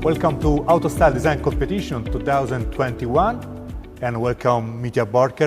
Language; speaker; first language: English; non-native, fluent; Italian